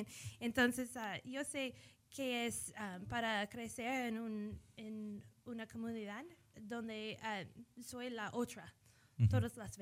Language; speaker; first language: Spanish; early bilingual, heritage; English